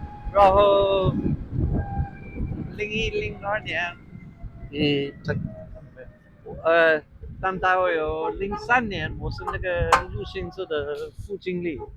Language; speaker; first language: Chinese; non-native, fluent; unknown